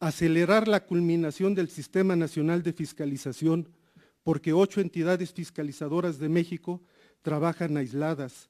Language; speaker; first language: Spanish; native; Spanish